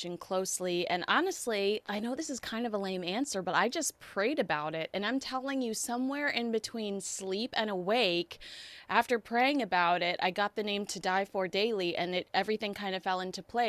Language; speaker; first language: English; native; English